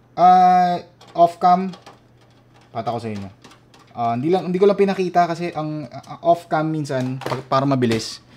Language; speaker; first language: Filipino; non-native, local second language; Cebuano